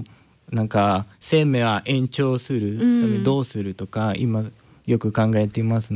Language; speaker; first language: Japanese; non-native, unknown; Spanish